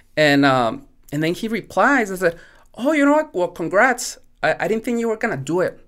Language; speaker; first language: English; non-native, fluent; Spanish